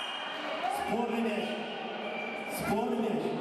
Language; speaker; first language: Russian; native; Russian